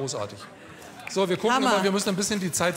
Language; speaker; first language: German; native; German